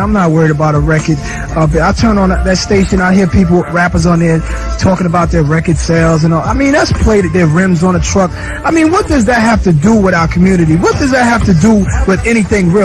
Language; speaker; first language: English; native; English